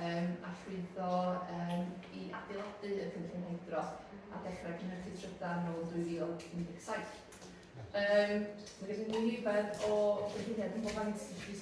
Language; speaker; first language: Welsh; native; Welsh